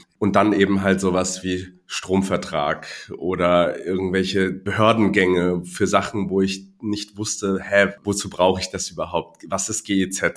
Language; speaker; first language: German; non-native, fluent; Cantonese